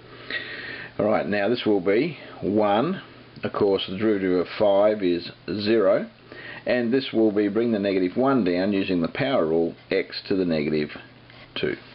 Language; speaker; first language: English; native; English